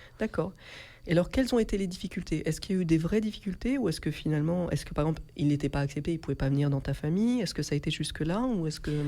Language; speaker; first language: French; native; French